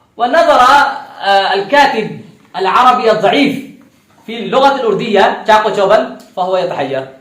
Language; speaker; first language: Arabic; non-native, fluent; Urdu